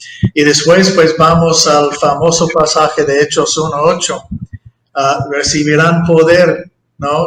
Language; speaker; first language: Spanish; non-native, fluent; English